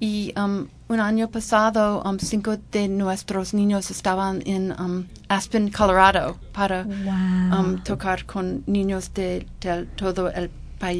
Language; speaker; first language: Spanish; non-native, learner; English